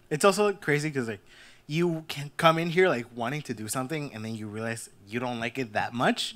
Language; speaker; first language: English; early bilingual, other home language; Spanish